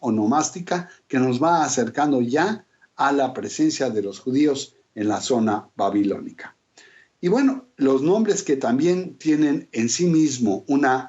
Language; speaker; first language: Spanish; native; Spanish